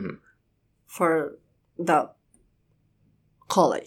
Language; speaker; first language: English; non-native, learner; Spanish